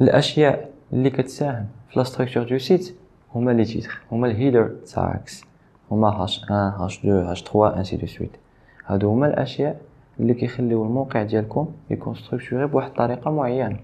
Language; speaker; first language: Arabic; native; Arabic